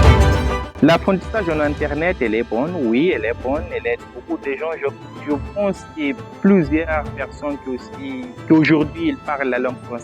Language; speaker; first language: French; non-native, fluent; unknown